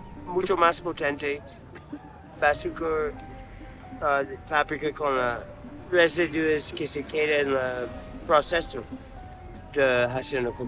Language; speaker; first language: Spanish; non-native, learner; English